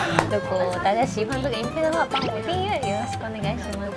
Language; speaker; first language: Chinese; non-native, fluent; Japanese